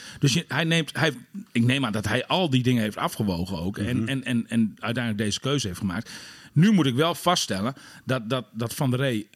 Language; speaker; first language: Dutch; native; Dutch